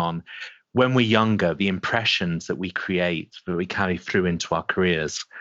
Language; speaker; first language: English; native; English